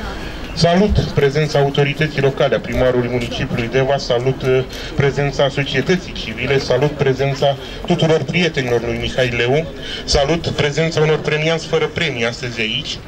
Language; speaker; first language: Romanian; native; Romanian